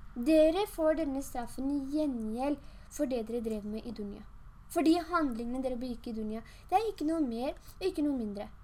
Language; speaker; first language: Norwegian; early bilingual, other home language; Urdu